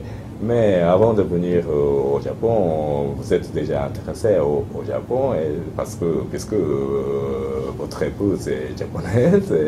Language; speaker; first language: French; non-native, fluent; Japanese